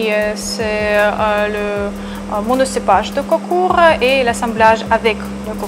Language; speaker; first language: French; non-native, fluent; Russian